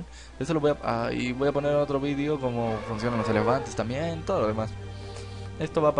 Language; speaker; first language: Spanish; native; Spanish